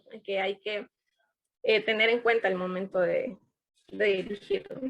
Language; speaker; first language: Spanish; native; Spanish